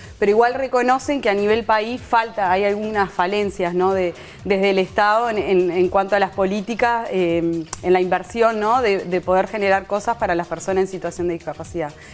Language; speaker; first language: Spanish; native; Spanish